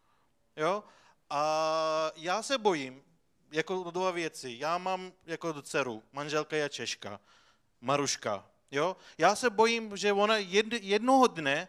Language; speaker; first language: Czech; non-native, fluent; Turkish